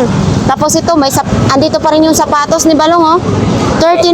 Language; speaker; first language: Filipino; native; Filipino